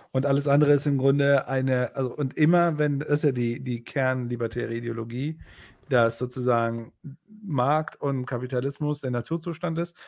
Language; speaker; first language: German; native; German